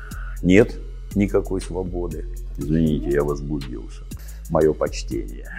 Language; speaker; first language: Russian; native; Russian